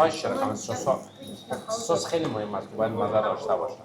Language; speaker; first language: Persian; native; Persian